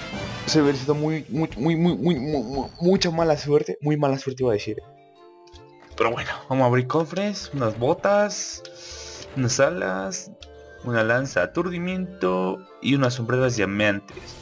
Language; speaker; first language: Spanish; native; Spanish